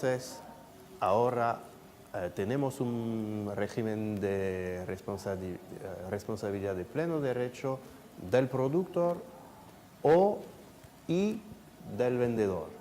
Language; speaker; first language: Spanish; non-native, fluent; French